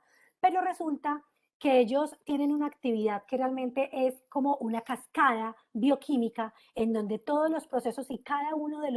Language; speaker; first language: Spanish; native; Spanish